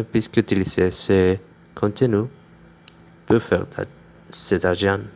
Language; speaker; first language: French; non-native, learner; Spanish